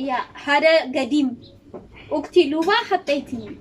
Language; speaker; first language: Arabic; non-native, learner; Amharic